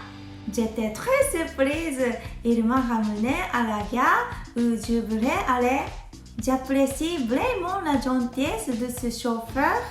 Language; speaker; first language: French; non-native, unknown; Japanese